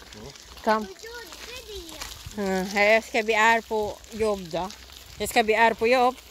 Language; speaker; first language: Swedish; non-native, learner; Cebuano